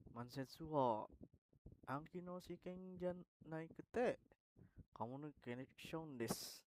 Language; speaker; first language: Japanese; non-native, learner; Indonesian